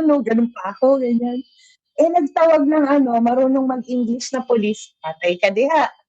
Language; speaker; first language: Filipino; native; Filipino